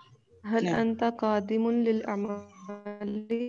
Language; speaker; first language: Arabic; non-native, learner; Urdu